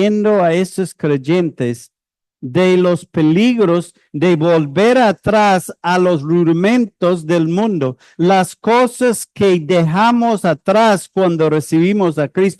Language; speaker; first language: Spanish; non-native, fluent; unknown